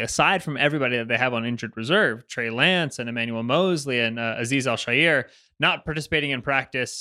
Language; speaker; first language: English; native; English